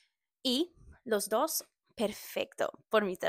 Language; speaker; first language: Spanish; non-native, learner; English